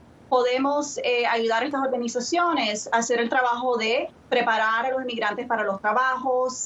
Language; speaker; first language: Spanish; early bilingual, other home language; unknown